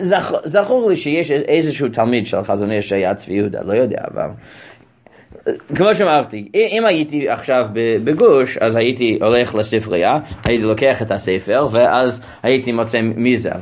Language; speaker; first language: Hebrew; non-native, fluent; English